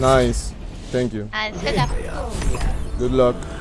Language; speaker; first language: English; non-native, learner; Spanish